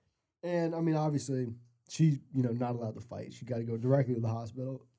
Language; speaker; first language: English; native; English